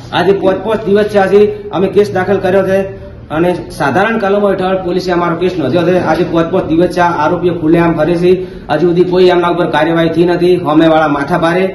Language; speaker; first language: Gujarati; native; Gujarati